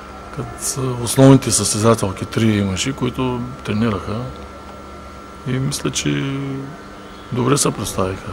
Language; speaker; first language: Bulgarian; native; Bulgarian